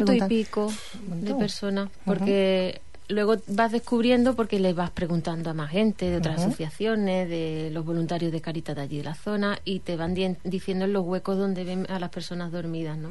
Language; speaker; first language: Spanish; native; Spanish